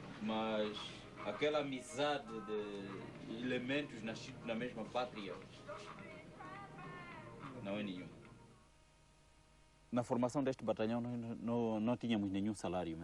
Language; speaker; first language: Portuguese; native; Portuguese